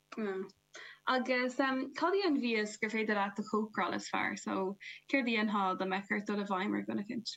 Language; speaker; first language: Irish; non-native, local second language; English